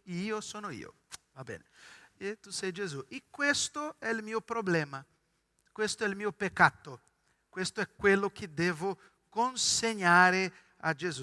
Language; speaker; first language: Italian; non-native, fluent; Portuguese